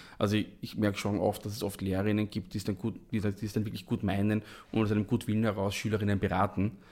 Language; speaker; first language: German; native; German